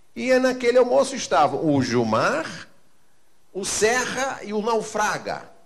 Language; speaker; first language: Portuguese; native; Portuguese